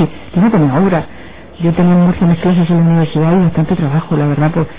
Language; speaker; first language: Spanish; native; Spanish